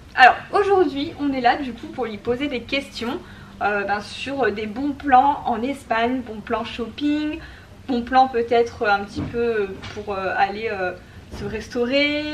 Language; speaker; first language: French; native; French